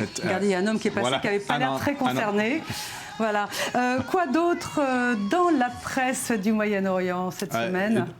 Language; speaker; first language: French; native; French